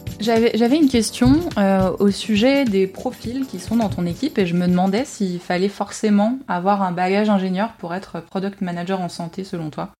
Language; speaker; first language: French; native; French